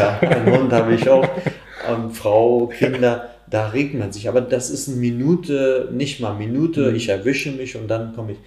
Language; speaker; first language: German; non-native, fluent; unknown